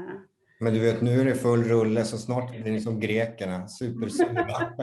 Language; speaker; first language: Swedish; native; Swedish